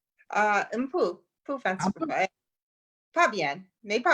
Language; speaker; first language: French; non-native, learner; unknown